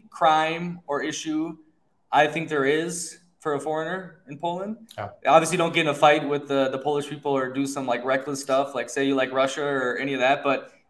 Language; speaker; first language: English; native; English